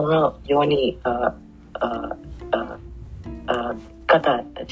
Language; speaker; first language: Japanese; non-native, learner; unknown